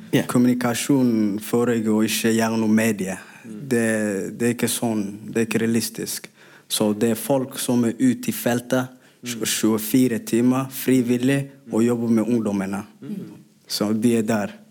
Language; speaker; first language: Norwegian; non-native, fluent; Swahili